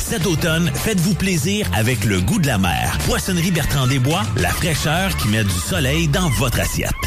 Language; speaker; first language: French; native; French